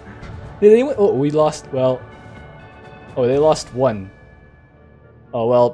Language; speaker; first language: English; native; English